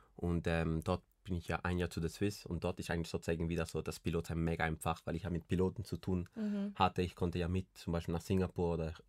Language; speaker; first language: German; early bilingual, other home language; Spanish